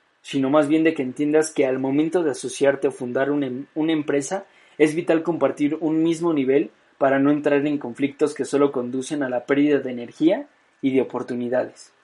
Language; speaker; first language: Spanish; native; Spanish